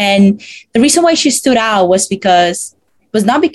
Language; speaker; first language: English; non-native, fluent; Spanish